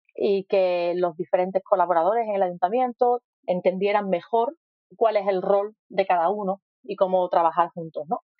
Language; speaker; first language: Spanish; native; Spanish